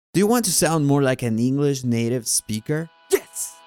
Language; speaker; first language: English; non-native, fluent; Spanish